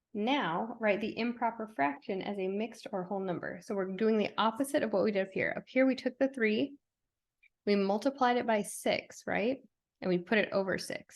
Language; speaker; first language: English; native; English